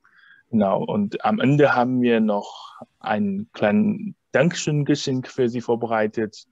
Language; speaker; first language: German; non-native, fluent; Chinese